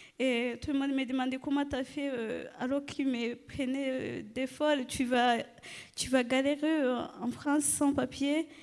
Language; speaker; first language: French; non-native, fluent; Kinyarwanda